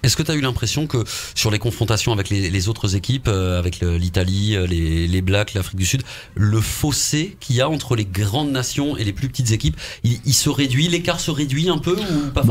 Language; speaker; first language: French; native; French